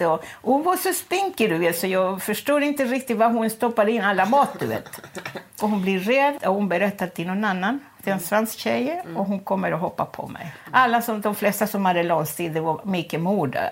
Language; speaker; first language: Swedish; non-native, fluent; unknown